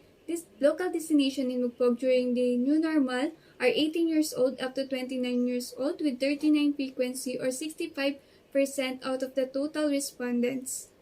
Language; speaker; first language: English; non-native, local second language; Filipino